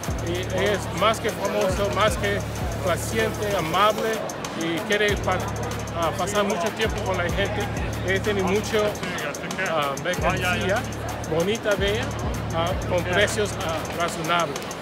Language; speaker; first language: Spanish; non-native, learner; English